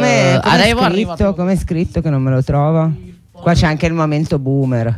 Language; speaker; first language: Italian; native; Italian